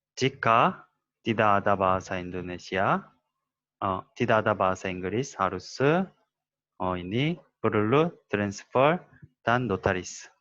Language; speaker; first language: Indonesian; non-native, learner; Korean